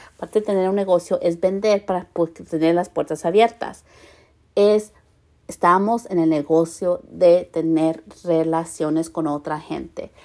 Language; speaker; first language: Spanish; early bilingual, heritage; Spanish